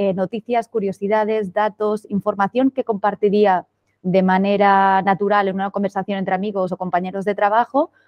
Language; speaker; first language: Spanish; non-native, local second language; Catalan